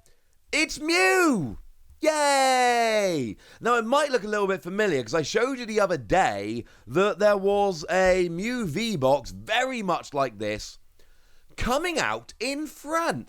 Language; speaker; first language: English; native; English